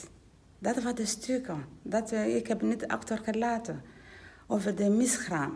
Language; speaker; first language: Dutch; non-native, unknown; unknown